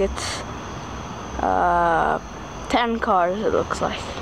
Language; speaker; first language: English; native; English